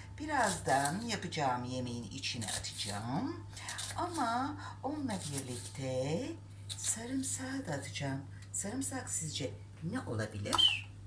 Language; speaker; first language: Turkish; native; Turkish